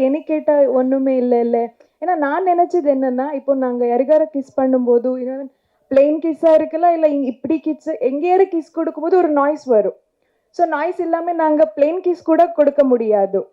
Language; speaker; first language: Tamil; non-native, learner; Kannada